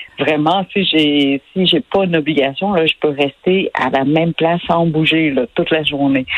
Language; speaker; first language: French; early bilingual, other home language; Vietnamese